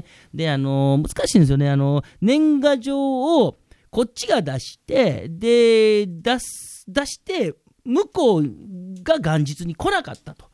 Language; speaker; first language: Japanese; native; Japanese